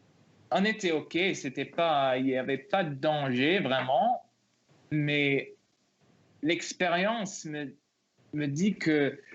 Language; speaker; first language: French; non-native, local second language; English